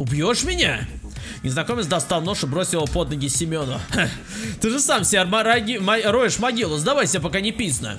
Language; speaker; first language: Russian; native; Russian